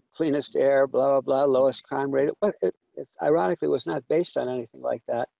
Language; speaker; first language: English; native; English